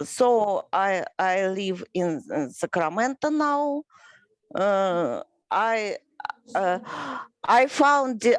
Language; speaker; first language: English; non-native, learner; Russian